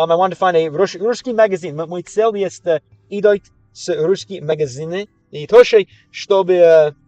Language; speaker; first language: Russian; non-native, learner; English